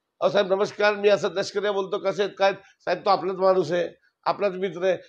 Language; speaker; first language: Marathi; non-native, local second language; Urdu